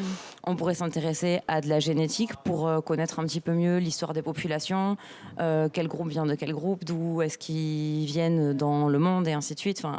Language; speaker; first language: French; native; French